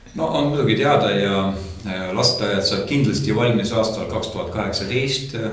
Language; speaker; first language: Estonian; non-native, local second language; Russian